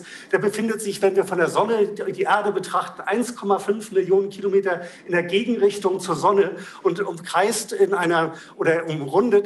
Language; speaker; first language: German; native; German